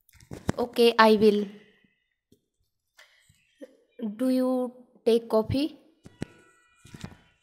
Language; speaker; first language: English; non-native, learner; Hindi